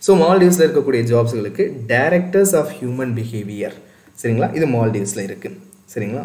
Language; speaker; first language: Tamil; native; Tamil